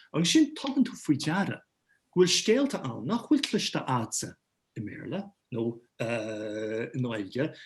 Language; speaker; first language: Irish; non-native, local second language; English